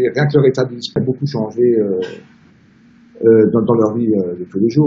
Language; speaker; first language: French; native; French